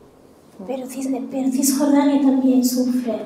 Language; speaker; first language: Spanish; non-native, fluent; Arabic